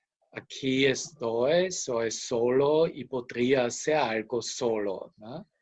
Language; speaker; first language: Spanish; non-native, fluent; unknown